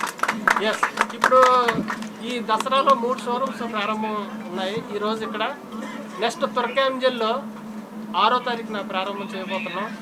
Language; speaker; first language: Telugu; native; Telugu